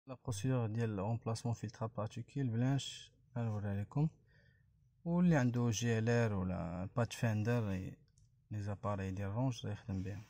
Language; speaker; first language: French; non-native, local second language; Arabic